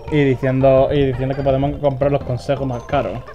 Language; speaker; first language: Spanish; native; Spanish